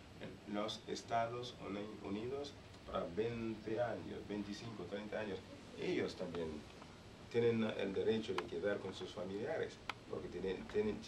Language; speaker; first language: Spanish; non-native, learner; Haitian Creole